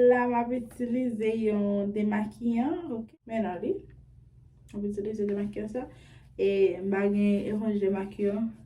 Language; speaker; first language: French; non-native, learner; Haitian Creole